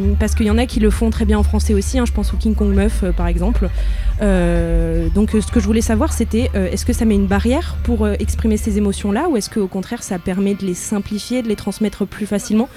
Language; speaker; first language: French; native; French